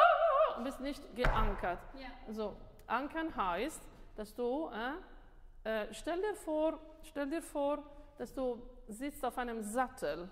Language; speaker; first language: German; non-native, fluent; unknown